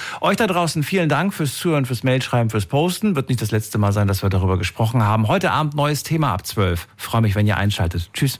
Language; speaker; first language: German; native; German